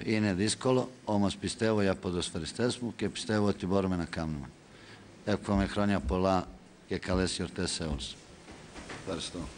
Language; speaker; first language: Greek; non-native, fluent; Bosnian